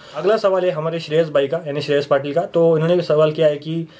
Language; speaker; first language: Hindi; non-native, local second language; Marathi